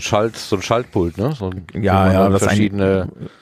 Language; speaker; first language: German; native; German